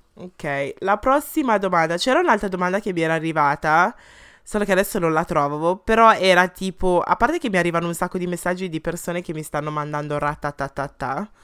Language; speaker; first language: Italian; early bilingual, other home language; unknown